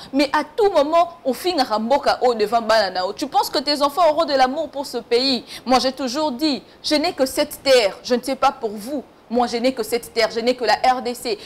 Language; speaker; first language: French; non-native, local second language; Lingala